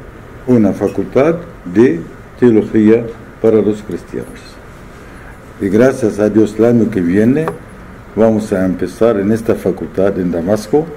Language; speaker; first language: Spanish; non-native, fluent; Arabic